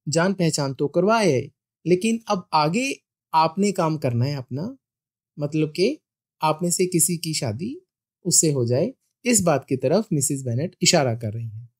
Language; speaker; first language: Hindi; non-native, local second language; Punjabi